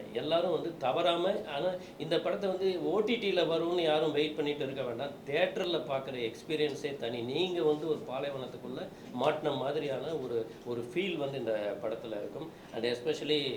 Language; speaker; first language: Tamil; native; Tamil